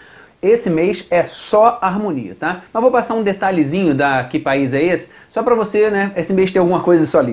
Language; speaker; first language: Portuguese; native; Portuguese